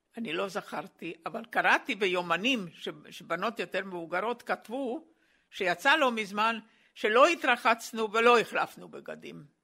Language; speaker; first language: Hebrew; non-native, fluent; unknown